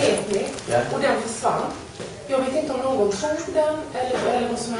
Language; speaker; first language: Swedish; native; Swedish